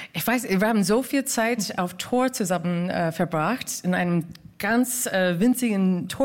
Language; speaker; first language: German; non-native, fluent; English